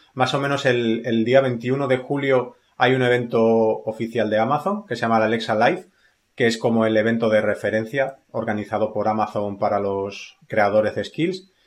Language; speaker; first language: Spanish; native; Spanish